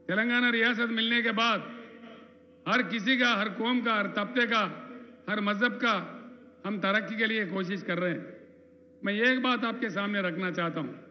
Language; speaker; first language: Hindi; non-native, local second language; Telugu